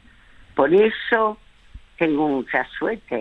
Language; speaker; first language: Spanish; early bilingual, other home language; French